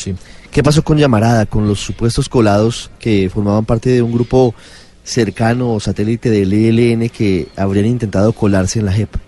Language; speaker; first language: Spanish; native; Spanish